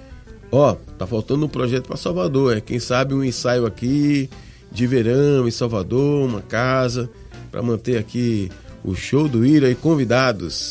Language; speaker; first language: Portuguese; native; Portuguese